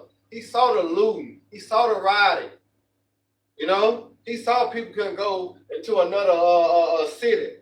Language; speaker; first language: English; native; English